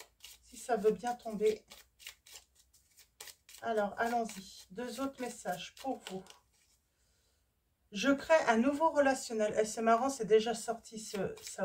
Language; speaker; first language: French; native; French